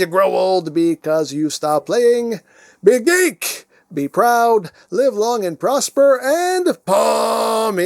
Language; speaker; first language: English; native; English